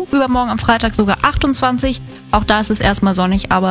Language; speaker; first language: German; native; German